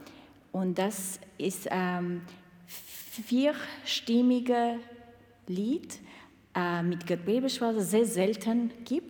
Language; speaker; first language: German; non-native, learner; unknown